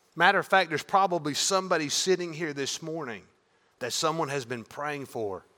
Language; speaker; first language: English; native; English